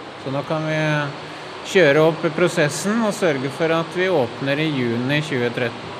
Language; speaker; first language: Norwegian; native; Norwegian